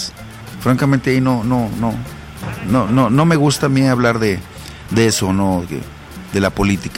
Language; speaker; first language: Spanish; native; Spanish